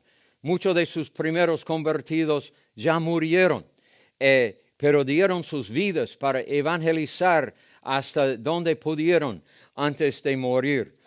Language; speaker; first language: Spanish; non-native, fluent; English